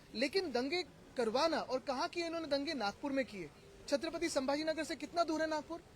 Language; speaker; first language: Hindi; non-native, local second language; Marathi